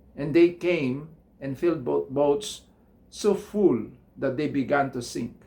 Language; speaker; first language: English; non-native, local second language; Filipino